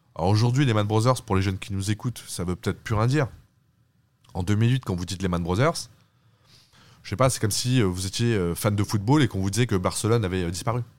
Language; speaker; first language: French; early bilingual, other home language; Turkish